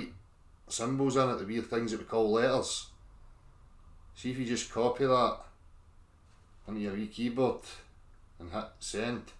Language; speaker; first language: English; native; English